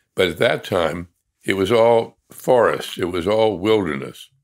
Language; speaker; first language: English; native; English